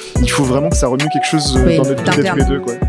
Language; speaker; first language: French; native; French